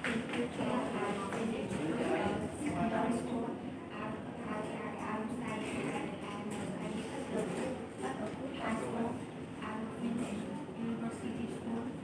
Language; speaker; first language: English; non-native, learner; Vietnamese